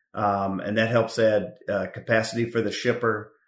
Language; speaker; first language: English; native; English